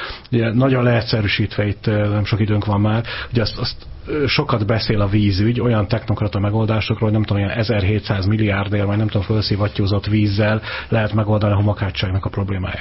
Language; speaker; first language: Hungarian; native; Hungarian